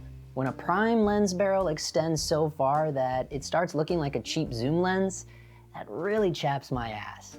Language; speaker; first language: English; native; English